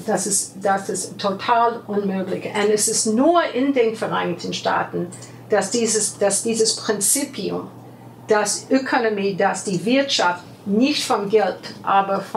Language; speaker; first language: German; non-native, fluent; English